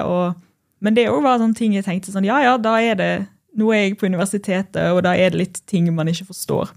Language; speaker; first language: Norwegian; native; Norwegian